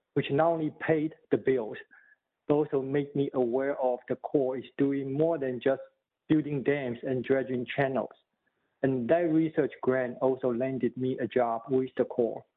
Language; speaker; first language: English; non-native, fluent; Chinese